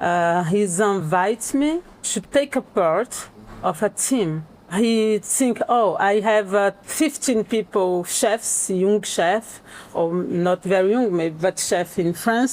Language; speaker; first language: English; non-native, learner; Portuguese